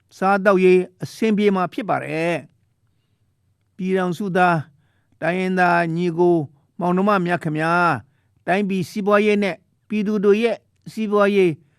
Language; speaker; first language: Burmese; non-native, local second language; Shan